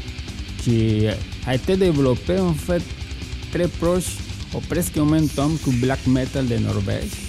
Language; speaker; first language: French; non-native, fluent; Spanish